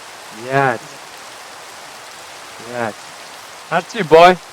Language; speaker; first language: English; non-native, learner; Mongolian